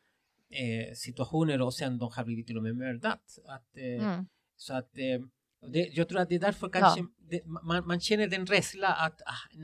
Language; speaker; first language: Swedish; non-native, fluent; Spanish